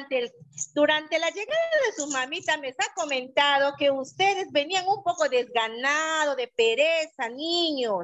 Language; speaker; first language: Spanish; native; Spanish